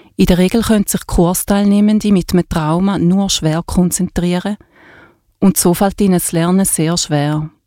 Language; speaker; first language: German; native; German